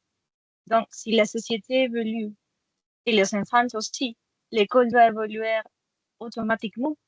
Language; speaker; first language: French; non-native, fluent; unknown